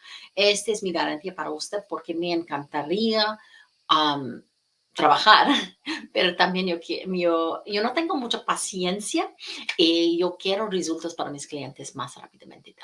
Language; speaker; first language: Spanish; non-native, fluent; English